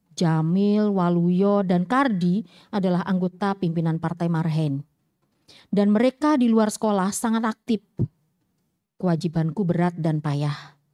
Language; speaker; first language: Indonesian; native; Indonesian